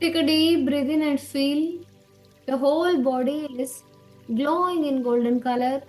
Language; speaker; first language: English; non-native, local second language; Kannada